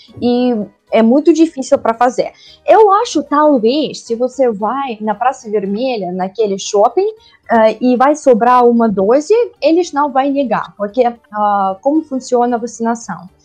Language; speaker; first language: Portuguese; non-native, learner; Russian